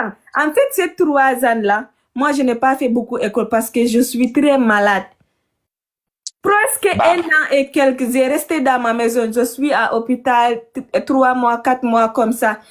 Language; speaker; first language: French; non-native, learner; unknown